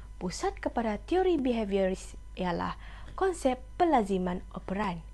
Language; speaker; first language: Malay; non-native, local second language; Iban